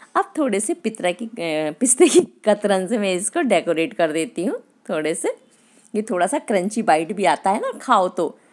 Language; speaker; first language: Hindi; native; Hindi